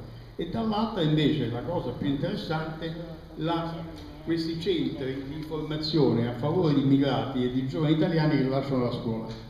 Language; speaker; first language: Italian; native; Italian